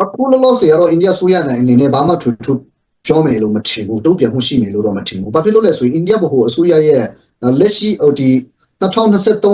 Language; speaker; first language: Burmese; non-native, local second language; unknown